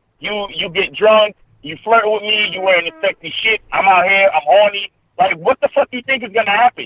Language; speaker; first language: English; native; English